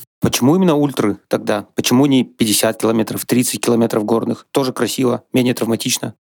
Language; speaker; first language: Russian; native; Russian